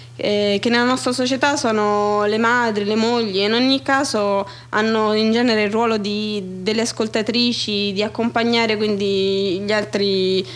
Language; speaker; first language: Italian; native; Italian